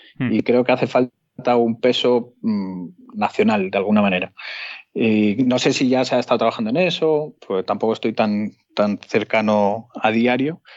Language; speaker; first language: Spanish; native; Spanish